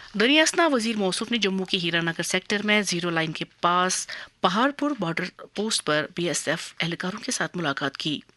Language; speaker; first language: Urdu; non-native, local second language; Kashmiri